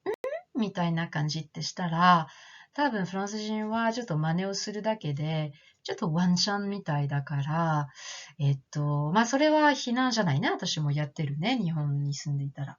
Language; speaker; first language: Japanese; non-native, fluent; French